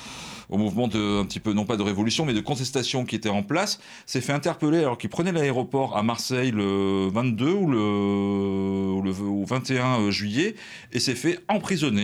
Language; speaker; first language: French; native; French